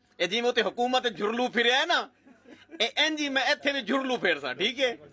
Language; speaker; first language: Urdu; non-native, local second language; Saraiki